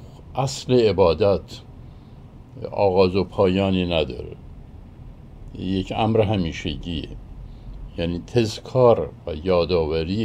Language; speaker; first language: Persian; native; Persian